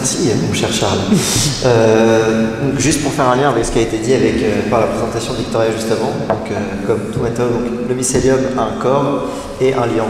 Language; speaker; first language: French; native; French